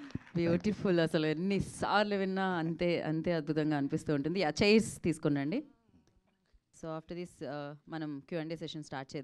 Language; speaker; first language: Telugu; native; Telugu